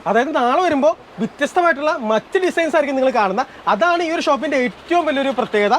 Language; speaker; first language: Malayalam; native; Malayalam